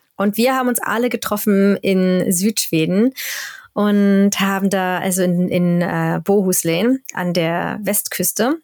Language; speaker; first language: German; native; German